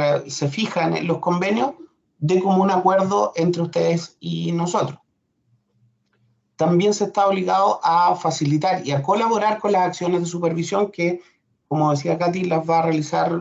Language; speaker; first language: Spanish; native; Spanish